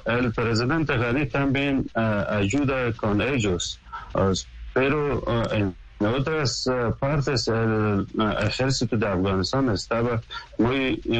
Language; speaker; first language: Spanish; non-native, learner; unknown